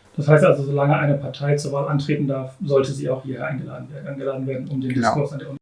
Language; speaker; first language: German; native; German